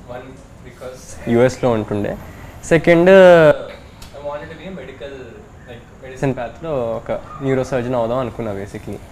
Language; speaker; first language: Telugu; early bilingual, heritage; Telugu